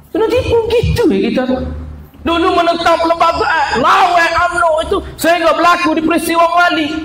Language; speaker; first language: Malay; native; Malay